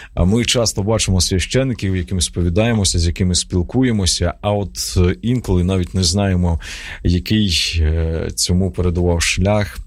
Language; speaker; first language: Ukrainian; native; Ukrainian